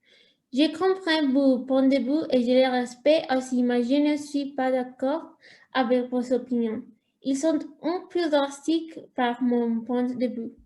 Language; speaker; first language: French; non-native, learner; Spanish